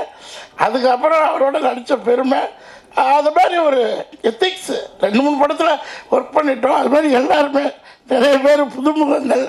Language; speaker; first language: Tamil; native; Tamil